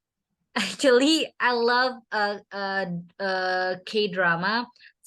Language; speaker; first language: English; non-native, learner; Indonesian